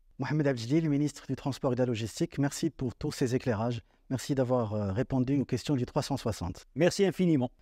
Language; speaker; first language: French; non-native, local second language; Arabic